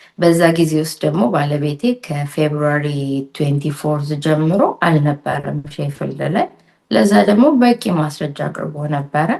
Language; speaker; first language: Amharic; native; Amharic